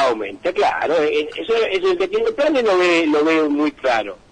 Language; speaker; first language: Spanish; native; Spanish